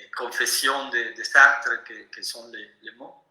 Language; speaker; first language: French; non-native, fluent; Spanish